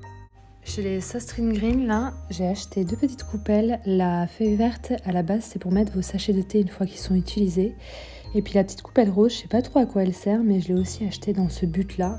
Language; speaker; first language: French; native; French